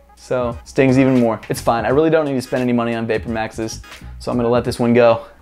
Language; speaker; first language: English; native; English